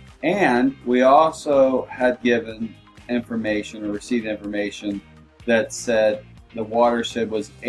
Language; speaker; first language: English; native; English